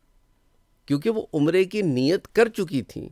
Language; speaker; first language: Urdu; native; Urdu